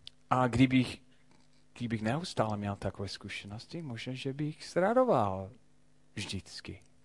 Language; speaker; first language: Czech; non-native, fluent; English